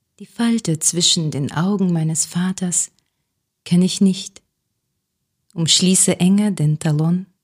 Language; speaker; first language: German; early bilingual, other home language; Russian